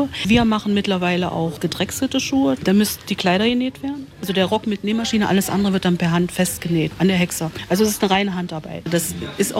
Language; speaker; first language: German; native; German